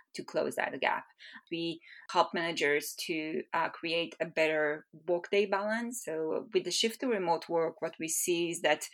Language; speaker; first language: English; non-native, fluent; Hebrew